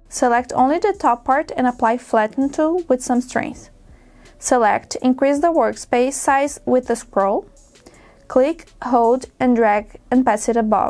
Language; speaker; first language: English; non-native, fluent; Portuguese